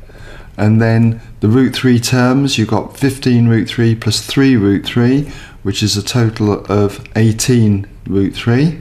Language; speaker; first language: English; native; English